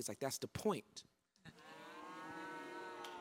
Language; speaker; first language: English; native; English